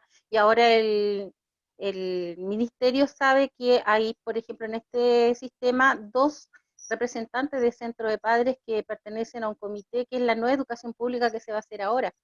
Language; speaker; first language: Spanish; native; Spanish